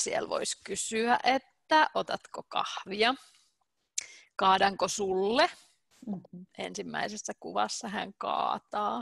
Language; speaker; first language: Finnish; native; Finnish